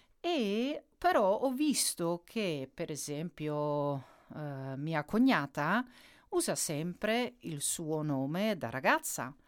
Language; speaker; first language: Italian; non-native, fluent; Dutch